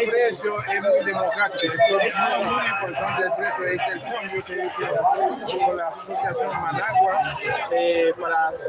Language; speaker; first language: Spanish; non-native, learner; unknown